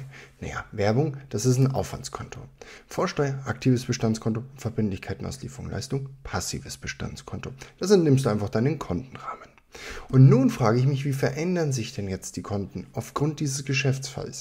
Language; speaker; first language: German; native; German